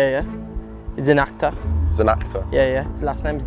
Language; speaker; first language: English; native; English